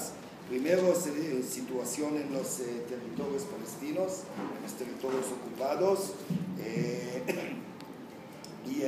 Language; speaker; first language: Spanish; non-native, fluent; Hebrew